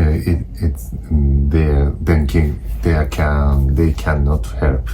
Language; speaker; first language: English; non-native, learner; Japanese